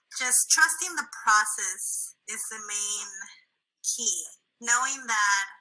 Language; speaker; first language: English; early bilingual, other home language; Spanish